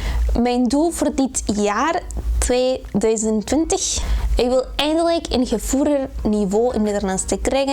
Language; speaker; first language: Dutch; non-native, learner; Spanish